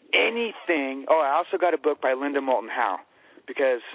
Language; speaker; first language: English; native; English